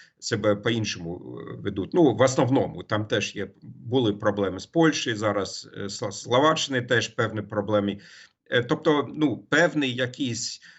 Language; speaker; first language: Ukrainian; non-native, fluent; German